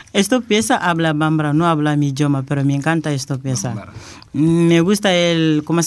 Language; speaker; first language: Spanish; non-native, learner; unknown